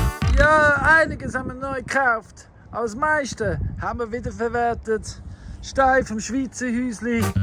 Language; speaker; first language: German; non-native, fluent; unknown